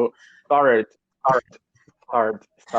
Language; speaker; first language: English; non-native, learner; Portuguese